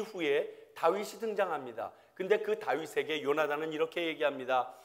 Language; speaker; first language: Korean; native; Korean